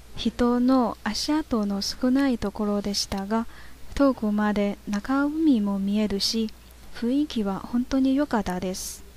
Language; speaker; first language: Japanese; non-native, fluent; Chinese